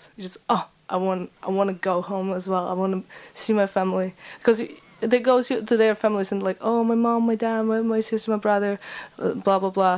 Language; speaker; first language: English; non-native, fluent; Uzbek